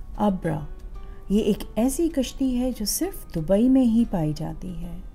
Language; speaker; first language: Urdu; native; Urdu